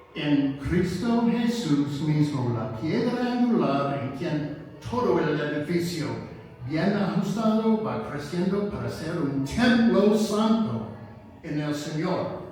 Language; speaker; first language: Spanish; non-native, fluent; English